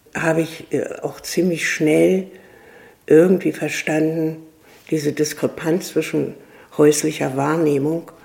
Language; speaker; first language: German; native; German